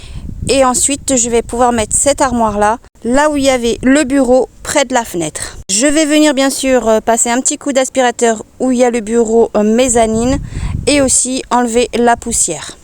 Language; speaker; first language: French; native; French